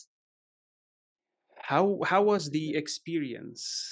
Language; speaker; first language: English; early bilingual, other home language; Arabic